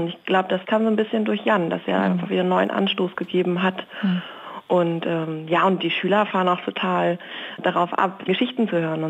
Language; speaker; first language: German; native; German